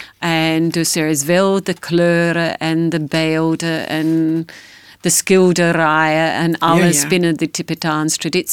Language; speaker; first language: Dutch; non-native, fluent; English